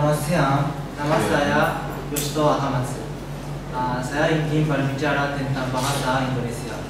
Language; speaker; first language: Indonesian; non-native, learner; Japanese